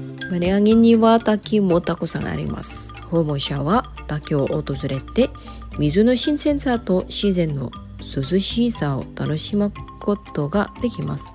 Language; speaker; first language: Japanese; non-native, fluent; Indonesian